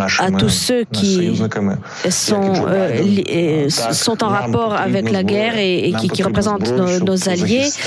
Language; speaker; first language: French; non-native, fluent; Ukrainian